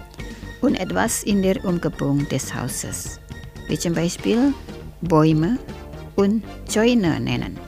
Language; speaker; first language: German; non-native, fluent; Indonesian